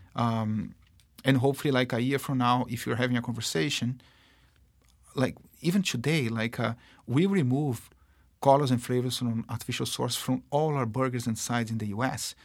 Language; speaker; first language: English; non-native, fluent; Portuguese